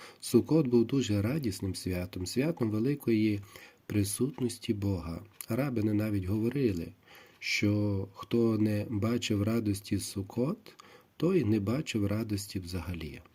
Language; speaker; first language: Ukrainian; native; Ukrainian